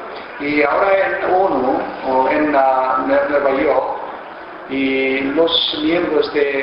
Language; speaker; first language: Spanish; non-native, fluent; Korean